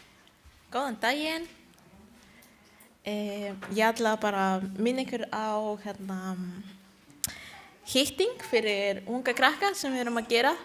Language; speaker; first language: Icelandic; non-native, learner; Spanish